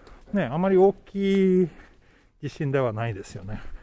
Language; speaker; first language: Japanese; non-native, fluent; Swedish